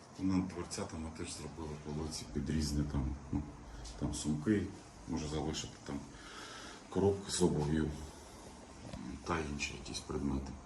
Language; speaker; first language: Ukrainian; native; Ukrainian